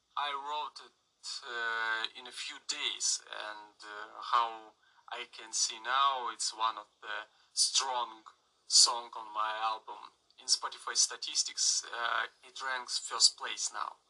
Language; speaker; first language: English; non-native, learner; Russian